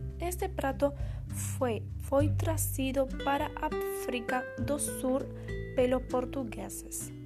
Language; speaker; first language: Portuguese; non-native, learner; Spanish